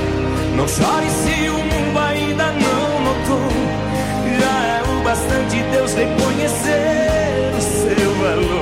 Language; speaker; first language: Portuguese; native; Portuguese